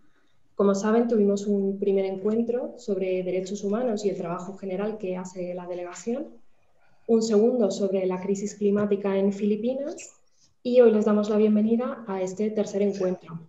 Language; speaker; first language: Spanish; native; Spanish